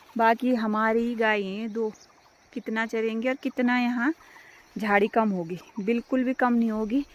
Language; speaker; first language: Hindi; non-native, local second language; Garhwali